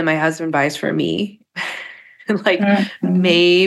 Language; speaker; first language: English; native; English